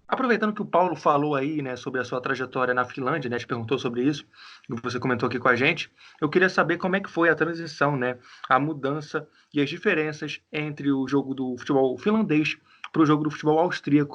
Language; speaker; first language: Portuguese; native; Portuguese